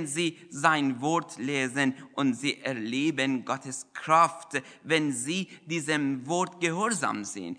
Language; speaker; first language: German; non-native, fluent; Persian